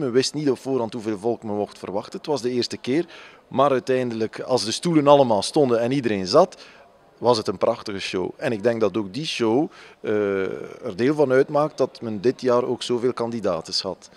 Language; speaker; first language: Dutch; native; Dutch